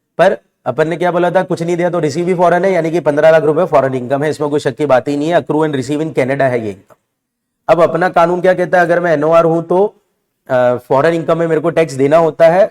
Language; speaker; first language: Hindi; native; Hindi